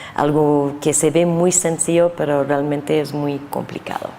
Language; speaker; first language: Spanish; non-native, learner; English